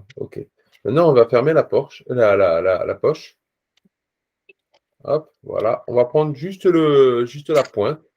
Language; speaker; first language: French; native; French